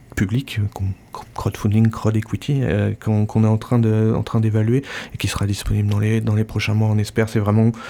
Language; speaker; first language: French; native; French